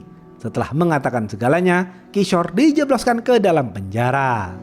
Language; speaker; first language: Indonesian; native; Indonesian